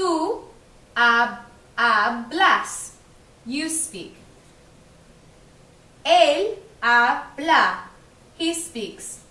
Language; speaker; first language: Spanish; non-native, fluent; English